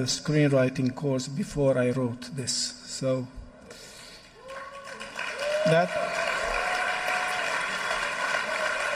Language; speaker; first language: English; non-native, fluent; Romanian